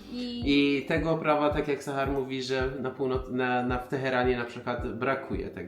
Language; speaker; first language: Polish; non-native, fluent; Persian